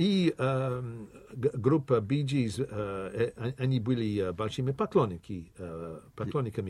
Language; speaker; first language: Russian; non-native, fluent; English